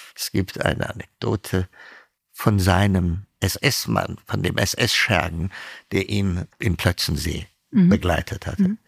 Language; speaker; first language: German; non-native, fluent; Amharic